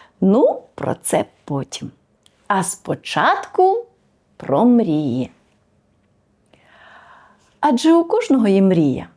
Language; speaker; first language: Ukrainian; native; Ukrainian